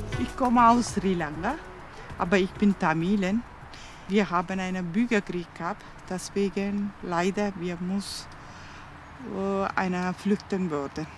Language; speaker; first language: German; non-native, learner; Tamil